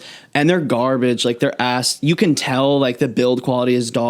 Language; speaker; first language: English; native; English